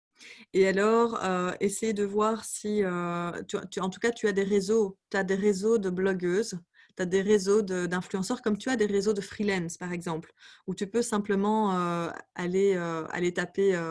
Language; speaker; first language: French; native; French